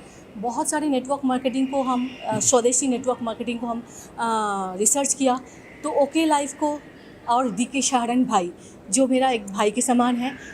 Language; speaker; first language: Hindi; non-native, local second language; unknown